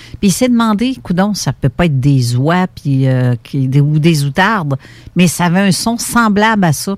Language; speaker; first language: French; native; French